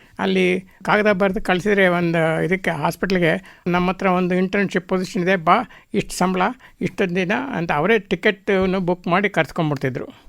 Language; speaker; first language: Kannada; native; Kannada